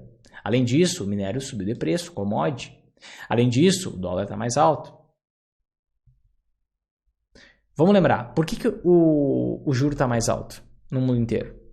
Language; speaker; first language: Portuguese; native; Portuguese